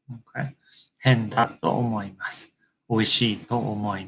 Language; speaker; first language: Japanese; non-native, fluent; English